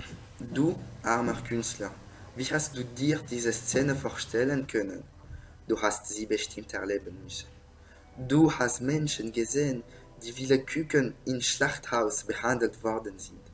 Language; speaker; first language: German; non-native, learner; French